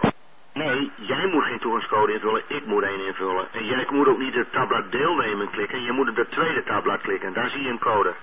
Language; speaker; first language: Dutch; native; Dutch